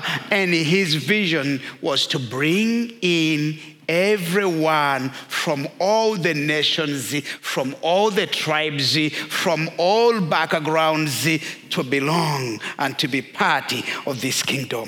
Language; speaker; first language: English; non-native, local second language; Kinyarwanda